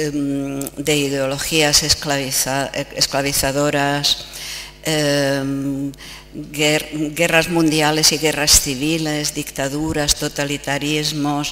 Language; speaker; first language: Spanish; non-native, fluent; Czech